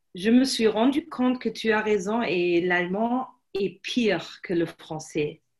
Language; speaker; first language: French; non-native, fluent; German